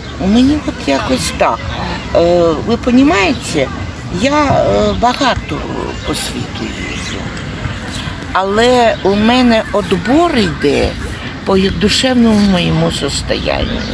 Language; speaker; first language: Ukrainian; non-native, local second language; Russian